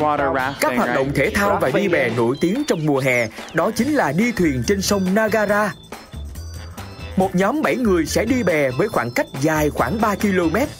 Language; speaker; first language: Vietnamese; native; Vietnamese